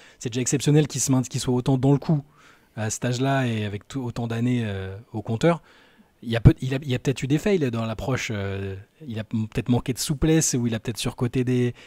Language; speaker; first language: French; native; French